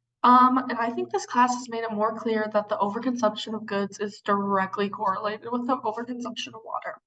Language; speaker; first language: English; native; English